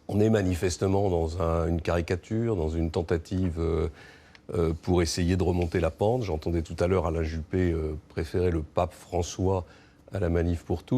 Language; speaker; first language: French; native; French